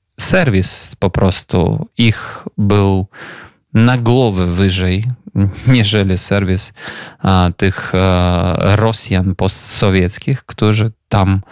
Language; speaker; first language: Polish; non-native, fluent; Ukrainian